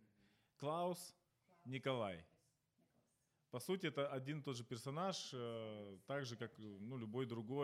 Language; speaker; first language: Russian; native; Russian